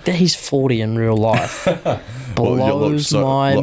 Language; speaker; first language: English; native; English